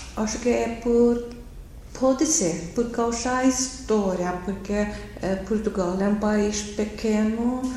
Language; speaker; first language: Portuguese; non-native, learner; Norwegian